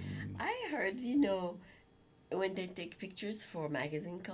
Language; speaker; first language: English; non-native, fluent; French